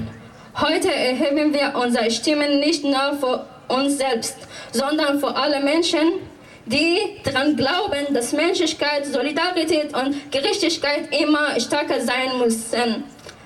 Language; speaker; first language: German; non-native, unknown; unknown